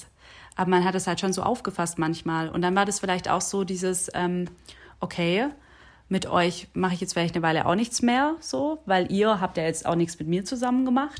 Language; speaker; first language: German; native; German